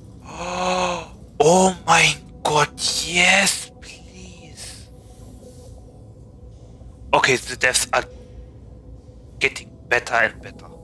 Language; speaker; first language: English; non-native, fluent; German